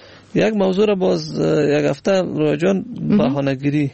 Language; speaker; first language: Persian; native; Persian